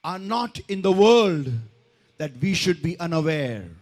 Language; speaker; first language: English; non-native, local second language; Marathi